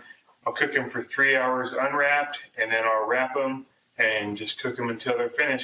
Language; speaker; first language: English; native; English